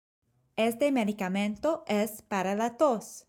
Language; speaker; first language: Spanish; non-native, fluent; English